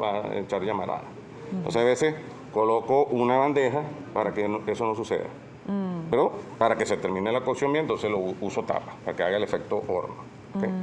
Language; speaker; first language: Spanish; native; Spanish